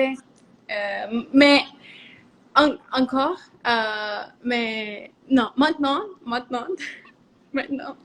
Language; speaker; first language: French; non-native, learner; Spanish